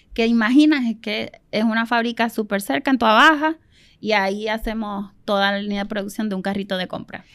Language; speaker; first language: Spanish; native; Spanish